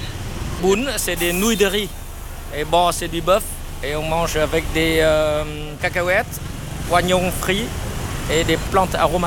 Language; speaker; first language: French; non-native, local second language; Vietnamese